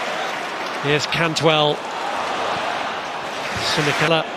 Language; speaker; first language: English; native; English